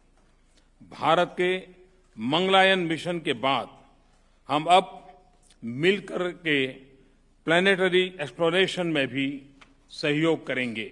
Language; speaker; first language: Hindi; non-native, local second language; Gujarati